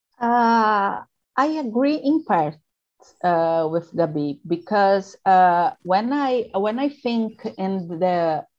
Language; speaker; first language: English; non-native, learner; Portuguese